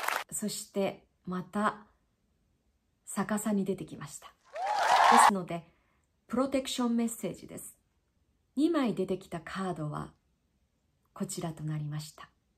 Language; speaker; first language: Japanese; native; Japanese